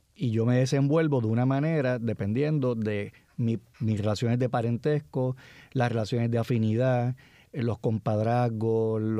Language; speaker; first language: Spanish; native; Spanish